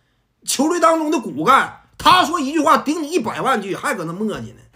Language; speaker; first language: Chinese; native; Chinese